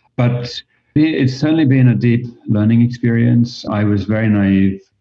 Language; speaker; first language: English; non-native, fluent; Finnish